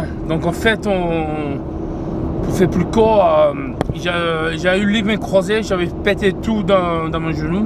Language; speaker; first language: French; non-native, fluent; English